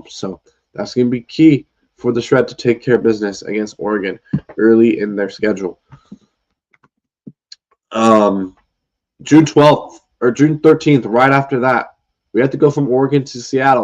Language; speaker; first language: English; native; English